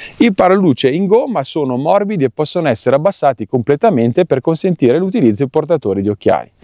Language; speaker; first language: Italian; native; Italian